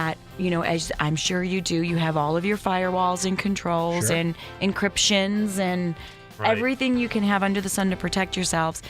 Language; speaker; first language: English; native; English